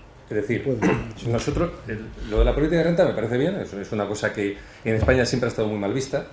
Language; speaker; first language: Spanish; native; Spanish